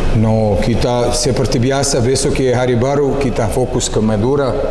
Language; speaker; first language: Indonesian; non-native, learner; Serbian